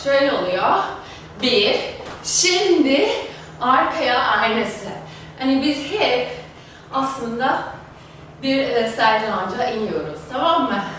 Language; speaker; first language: Turkish; non-native, fluent; German